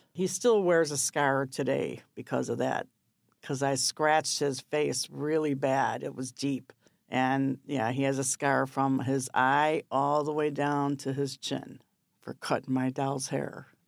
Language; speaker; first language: English; native; English